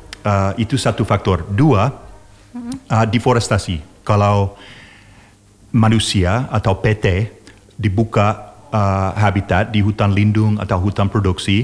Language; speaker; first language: Indonesian; non-native, learner; English